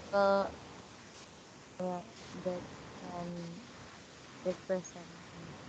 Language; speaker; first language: English; non-native, learner; Indonesian